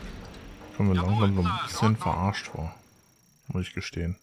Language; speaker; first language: German; native; German